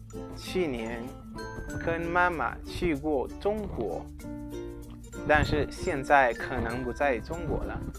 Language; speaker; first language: Chinese; non-native, fluent; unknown